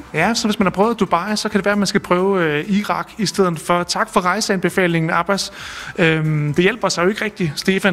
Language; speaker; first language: Danish; native; Danish